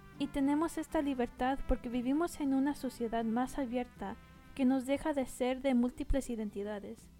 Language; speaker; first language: Spanish; early bilingual, heritage; Spanish